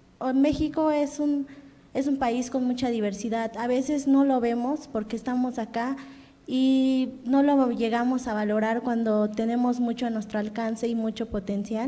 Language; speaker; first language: Spanish; non-native, local second language; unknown